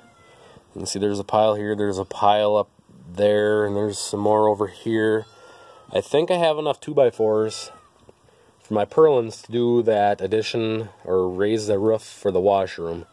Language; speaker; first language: English; native; English